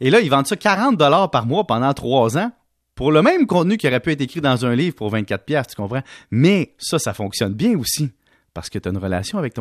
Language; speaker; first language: French; native; French